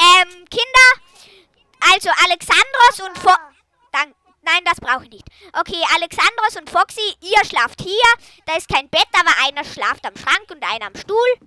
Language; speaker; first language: German; native; German